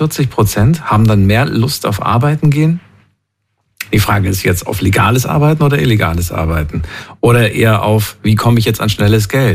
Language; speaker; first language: German; native; German